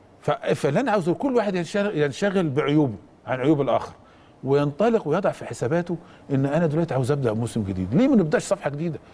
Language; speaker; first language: Egyptian Arabic; native; Egyptian Arabic